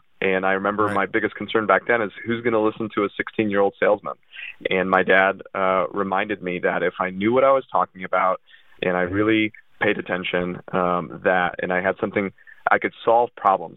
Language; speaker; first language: English; early bilingual, other home language; Russian